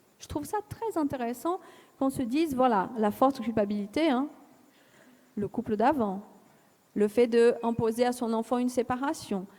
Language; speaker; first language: French; non-native, fluent; Portuguese